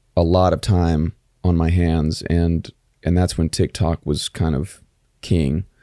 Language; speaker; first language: English; native; English